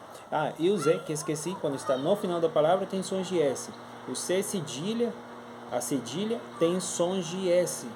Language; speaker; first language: Portuguese; non-native, fluent; Spanish